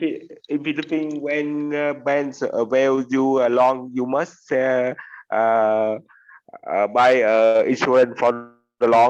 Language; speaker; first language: English; non-native, learner; Vietnamese